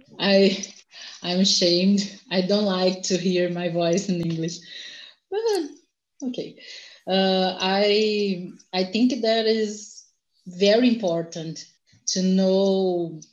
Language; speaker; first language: English; non-native, learner; Portuguese